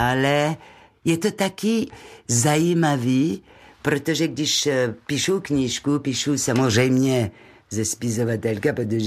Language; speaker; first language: Czech; non-native, fluent; French